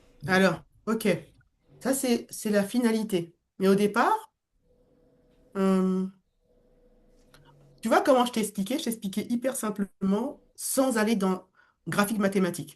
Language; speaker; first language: French; native; French